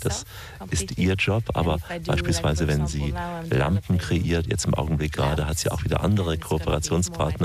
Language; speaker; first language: German; native; German